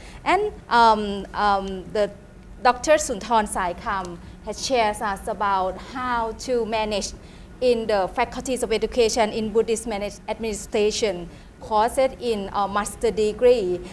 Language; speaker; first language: English; non-native, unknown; Thai